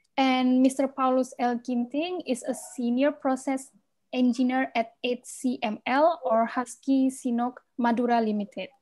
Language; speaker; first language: English; non-native, fluent; Indonesian